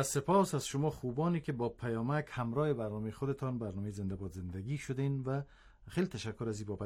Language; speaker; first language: Persian; native; Persian